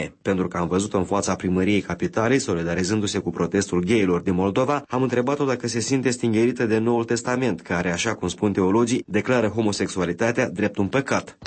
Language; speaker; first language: Romanian; native; Romanian